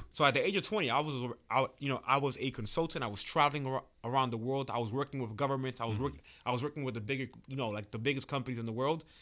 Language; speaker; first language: English; early bilingual, other home language; Spanish